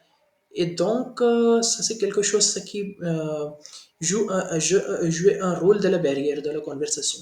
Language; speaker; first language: French; non-native, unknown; Hindi